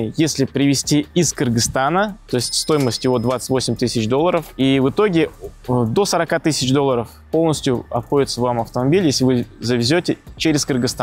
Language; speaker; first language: Russian; native; Russian